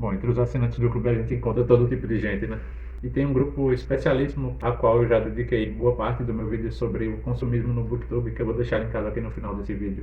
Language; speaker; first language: Portuguese; native; Portuguese